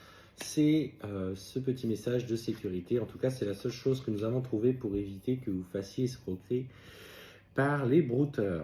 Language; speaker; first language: French; native; French